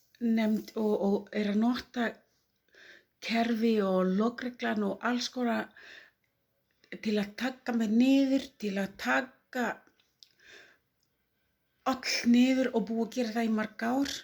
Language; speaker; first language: Icelandic; non-native, learner; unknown